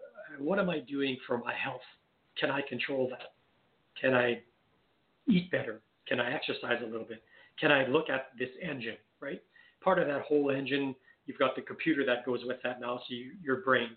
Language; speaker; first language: English; non-native, fluent; French